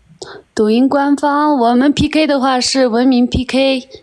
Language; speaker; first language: Chinese; non-native, local second language; Tibetan